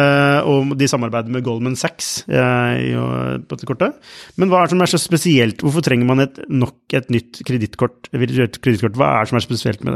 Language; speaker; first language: Norwegian; native; Norwegian